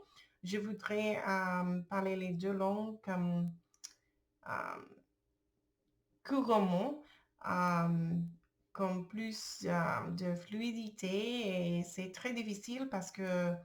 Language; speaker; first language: French; non-native, learner; English